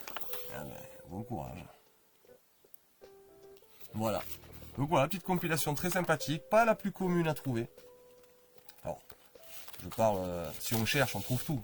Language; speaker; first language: French; native; French